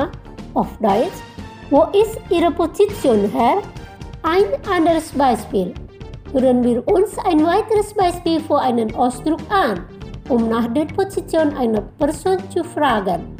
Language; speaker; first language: German; non-native, fluent; Indonesian